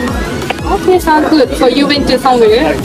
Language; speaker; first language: English; non-native, learner; Japanese